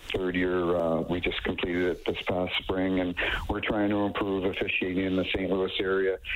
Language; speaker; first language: English; native; English